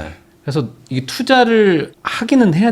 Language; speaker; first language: Korean; native; Korean